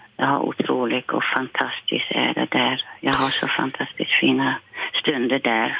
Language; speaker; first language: Swedish; non-native, fluent; Dutch